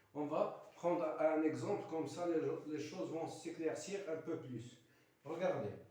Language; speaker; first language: French; non-native, local second language; Arabic